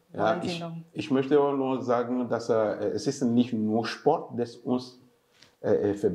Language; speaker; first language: German; non-native, fluent; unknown